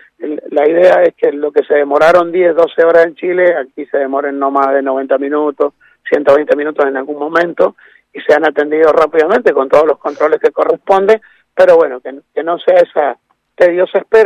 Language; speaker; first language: Spanish; native; Spanish